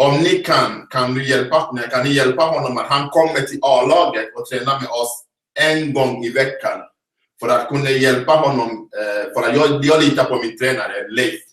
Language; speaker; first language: Swedish; non-native, fluent; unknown